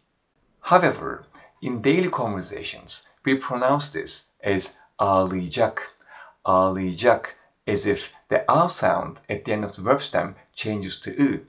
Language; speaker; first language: English; non-native, fluent; Turkish